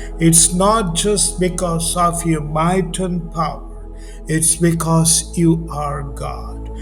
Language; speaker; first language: English; non-native, local second language; Tamil